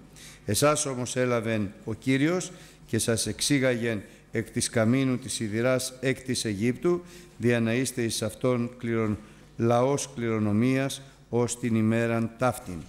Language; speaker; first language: Greek; native; Greek